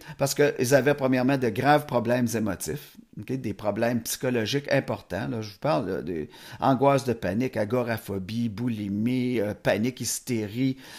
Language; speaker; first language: French; native; French